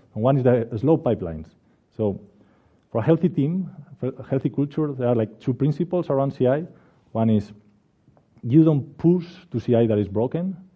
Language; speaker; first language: English; non-native, fluent; Spanish